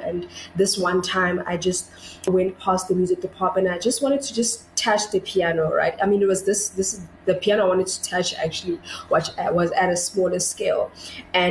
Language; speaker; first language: English; non-native, local second language; Tswana